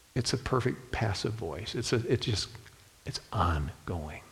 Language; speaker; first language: English; native; English